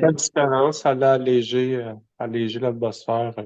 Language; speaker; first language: French; native; French